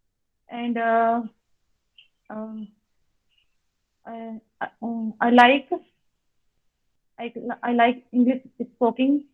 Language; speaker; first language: English; non-native, learner; Hindi